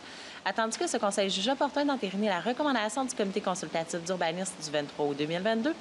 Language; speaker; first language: French; native; French